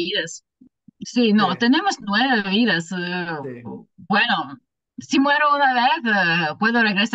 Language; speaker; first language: Spanish; non-native, learner; English